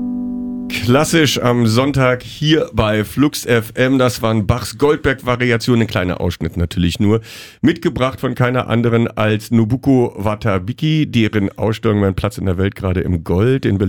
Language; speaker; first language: German; native; German